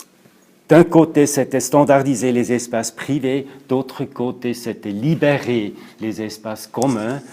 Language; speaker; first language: French; non-native, local second language; German